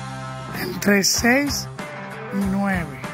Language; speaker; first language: Spanish; native; Spanish